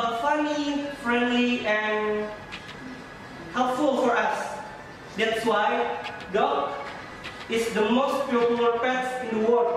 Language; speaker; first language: English; non-native, learner; Indonesian